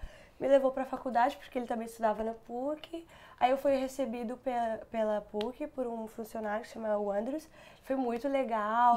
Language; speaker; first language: Portuguese; non-native, local second language; Kabuverdianu